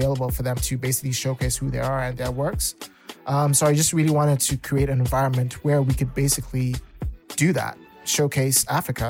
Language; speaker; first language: English; non-native, local second language; Shona